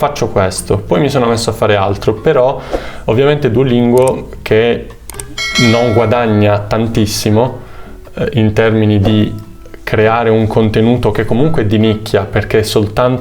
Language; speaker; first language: Italian; native; Italian